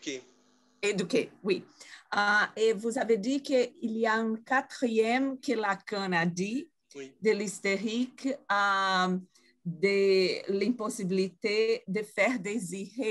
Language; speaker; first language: French; non-native, fluent; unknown